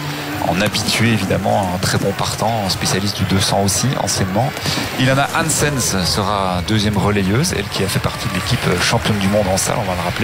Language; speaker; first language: French; native; French